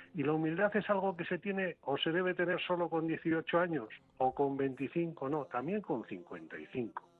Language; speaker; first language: Spanish; native; Spanish